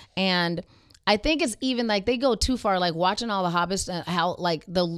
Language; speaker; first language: English; native; English